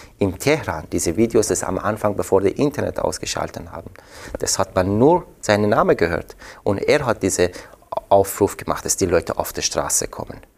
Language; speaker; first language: German; non-native, fluent; Persian